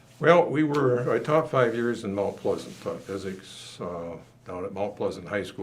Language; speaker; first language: English; native; English